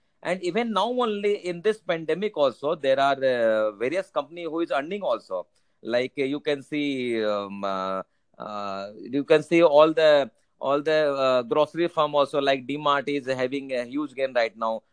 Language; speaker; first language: English; non-native, local second language; Hindi